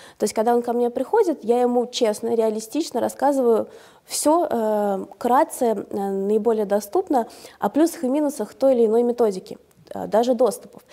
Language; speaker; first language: Russian; native; Russian